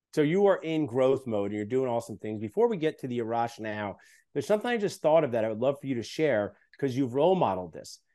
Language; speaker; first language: English; native; English